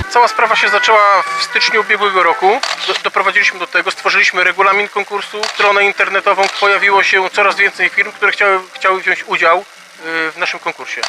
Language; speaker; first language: Polish; native; Polish